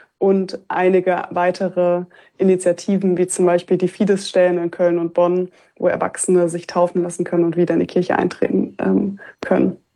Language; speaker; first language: German; native; German